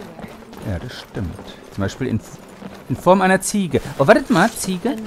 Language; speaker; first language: German; native; German